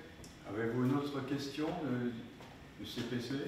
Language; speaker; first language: French; native; French